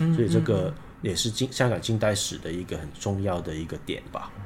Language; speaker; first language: Chinese; non-native, local second language; Cantonese